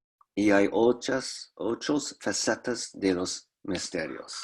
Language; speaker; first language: Spanish; non-native, fluent; English